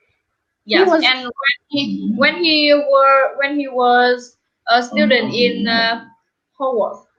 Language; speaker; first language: English; non-native, learner; Vietnamese